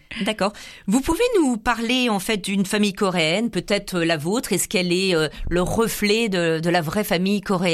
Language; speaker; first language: French; native; French